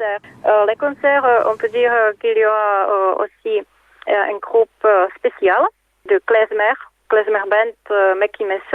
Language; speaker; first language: French; non-native, fluent; Czech